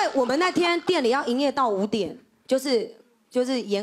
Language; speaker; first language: Chinese; native; Chinese